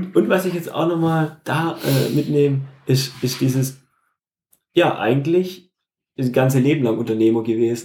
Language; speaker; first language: German; native; German